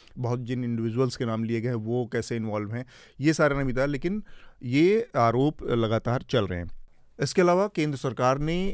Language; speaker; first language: Hindi; native; Hindi